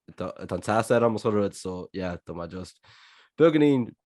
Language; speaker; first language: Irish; non-native, local second language; English